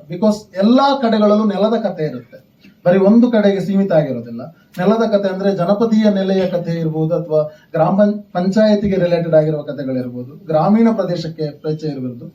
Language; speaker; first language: Kannada; non-native, local second language; Tulu